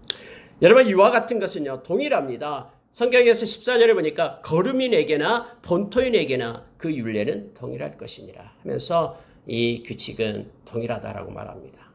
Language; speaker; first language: Korean; native; Korean